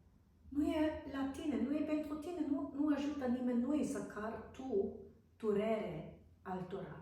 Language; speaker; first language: Romanian; non-native, fluent; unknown